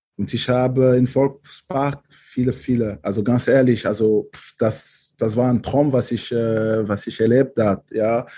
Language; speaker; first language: German; non-native, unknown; French